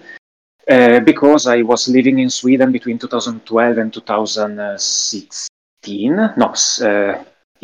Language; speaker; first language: English; non-native, fluent; Italian